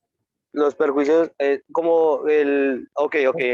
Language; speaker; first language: Spanish; native; Spanish